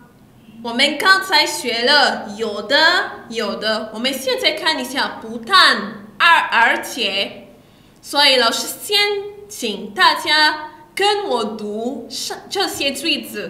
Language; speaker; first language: Chinese; non-native, fluent; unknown